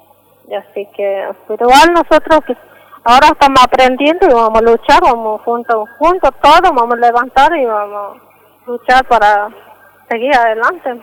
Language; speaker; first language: Spanish; non-native, local second language; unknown